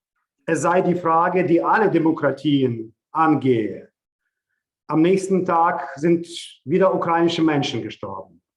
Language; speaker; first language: German; non-native, fluent; Ukrainian